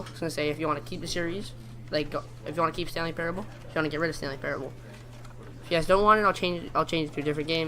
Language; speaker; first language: English; native; English